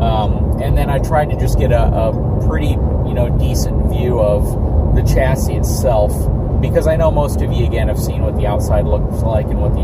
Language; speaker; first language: English; native; English